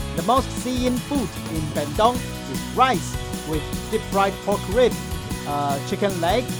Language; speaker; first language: English; non-native, fluent; Chinese